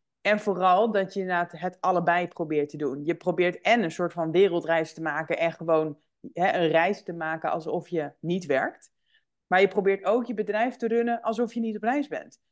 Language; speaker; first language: Dutch; native; Dutch